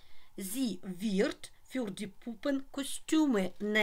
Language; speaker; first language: German; non-native, fluent; Russian